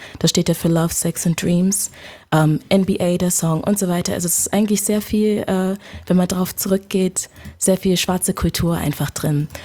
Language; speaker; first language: German; early bilingual, other home language; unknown